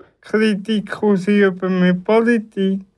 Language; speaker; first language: German; early bilingual, other home language; Italian